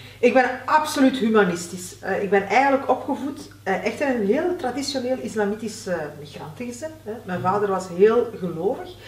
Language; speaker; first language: Dutch; non-native, local second language; Turkish